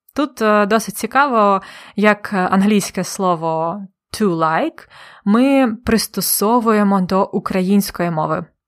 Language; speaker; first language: Ukrainian; native; Ukrainian